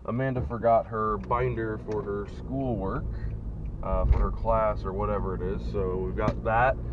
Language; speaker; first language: English; native; English